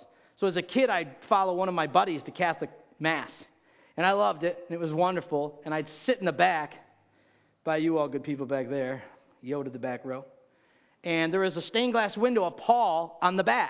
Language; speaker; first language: English; native; English